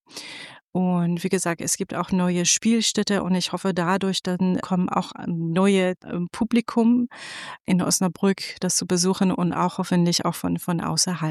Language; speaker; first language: German; non-native, fluent; Persian